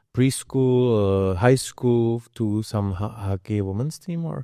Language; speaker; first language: English; non-native, learner; Czech